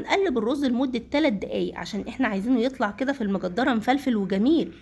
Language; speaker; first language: Arabic; native; Arabic